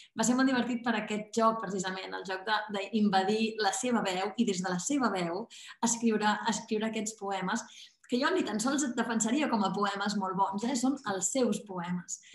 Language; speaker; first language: Catalan; native; Catalan